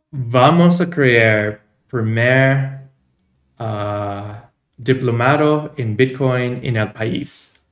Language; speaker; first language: Spanish; non-native, fluent; English